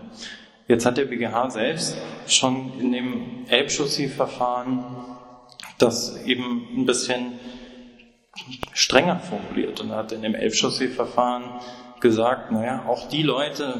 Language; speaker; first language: German; native; German